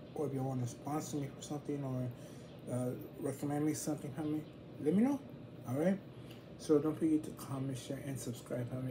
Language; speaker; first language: English; early bilingual, other home language; Spanish